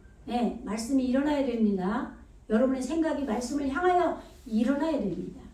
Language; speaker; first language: Korean; native; Korean